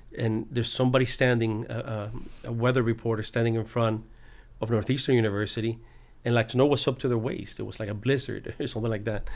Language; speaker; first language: English; early bilingual, other home language; Spanish